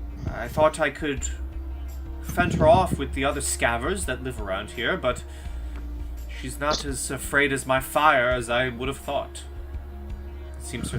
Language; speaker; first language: English; native; English